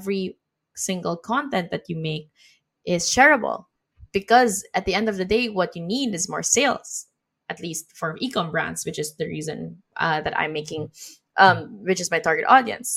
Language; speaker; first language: English; non-native, local second language; Filipino